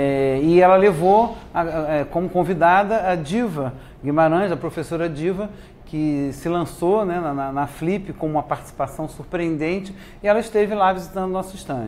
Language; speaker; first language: Portuguese; native; Portuguese